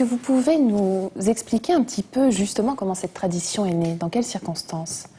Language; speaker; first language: French; native; French